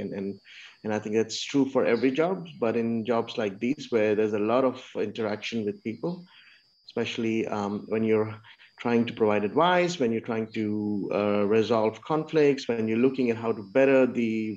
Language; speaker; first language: English; non-native, local second language; Urdu